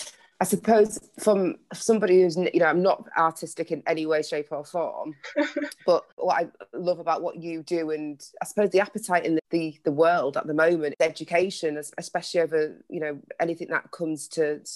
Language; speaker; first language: English; native; English